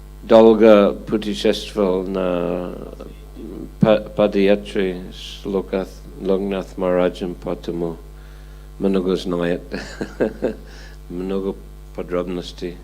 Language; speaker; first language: Russian; non-native, fluent; English